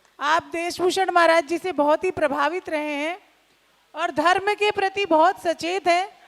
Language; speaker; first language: Hindi; native; Hindi